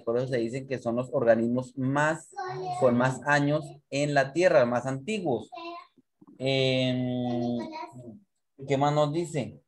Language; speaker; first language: Spanish; native; Spanish